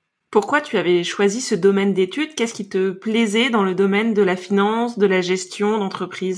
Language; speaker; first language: French; native; French